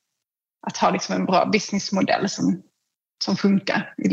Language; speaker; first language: Swedish; native; Swedish